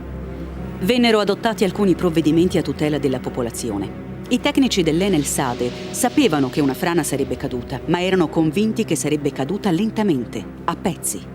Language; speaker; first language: Italian; native; Italian